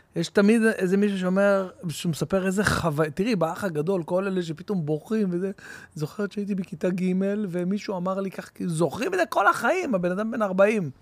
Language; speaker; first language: Hebrew; native; Hebrew